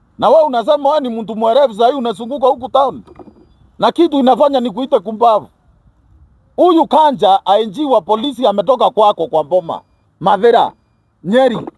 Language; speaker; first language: Swahili; non-native, local second language; Kikuyu